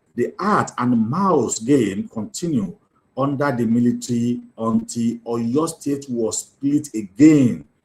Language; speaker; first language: English; non-native, local second language; Yoruba